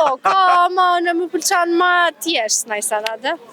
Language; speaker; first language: Albanian; non-native, learner; Turkish